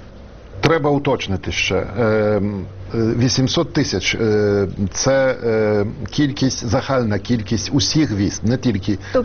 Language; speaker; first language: Ukrainian; non-native, fluent; Polish